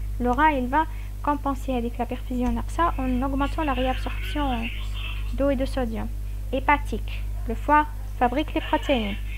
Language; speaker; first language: French; non-native, local second language; Arabic